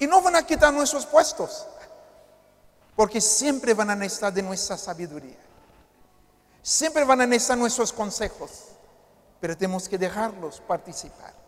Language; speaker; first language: Spanish; non-native, fluent; Haitian Creole